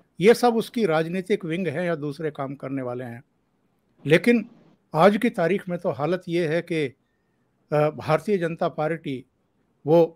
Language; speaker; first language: Hindi; native; Hindi